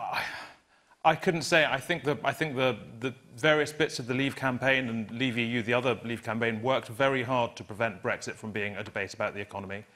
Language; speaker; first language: English; native; English